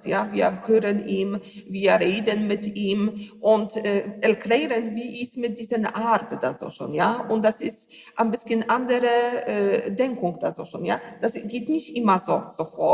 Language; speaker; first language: German; non-native, learner; Polish